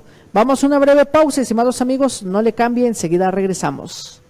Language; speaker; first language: Spanish; native; Spanish